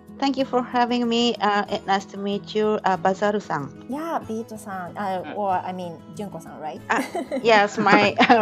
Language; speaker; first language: English; non-native, fluent; Japanese